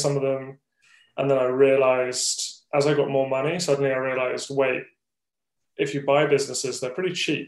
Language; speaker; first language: English; native; English